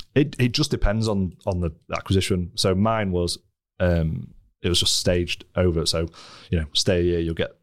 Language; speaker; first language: English; native; English